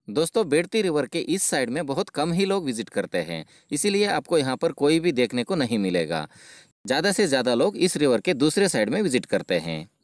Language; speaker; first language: Hindi; non-native, local second language; Kannada